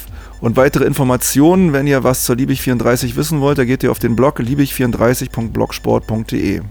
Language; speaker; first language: German; native; German